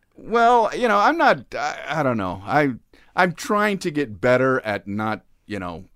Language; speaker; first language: English; native; English